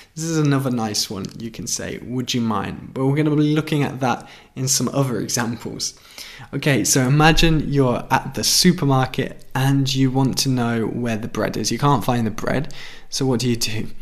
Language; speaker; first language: English; native; English